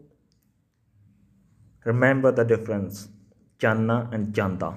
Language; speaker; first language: English; non-native, local second language; Punjabi